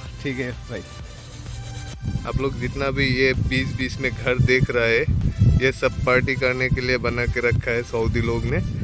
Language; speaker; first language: Hindi; non-native, local second language; Assamese